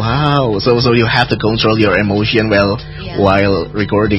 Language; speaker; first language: English; non-native, fluent; Indonesian